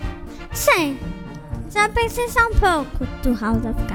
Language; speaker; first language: Portuguese; early bilingual, heritage; Portuguese